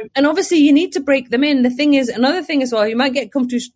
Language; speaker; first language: English; native; English